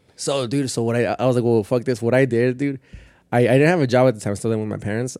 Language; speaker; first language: English; early bilingual, other home language; Spanish